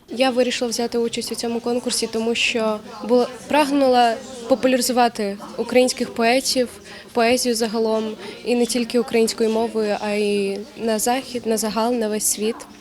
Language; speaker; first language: Ukrainian; native; Ukrainian